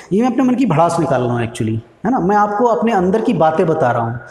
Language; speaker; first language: Hindi; native; Hindi